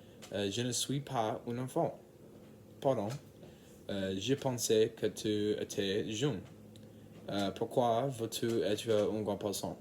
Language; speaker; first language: French; non-native, learner; English